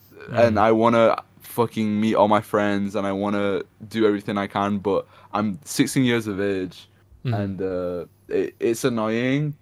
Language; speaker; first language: English; native; English